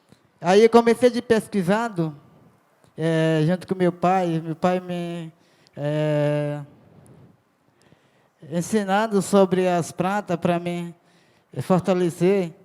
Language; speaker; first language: Portuguese; non-native, local second language; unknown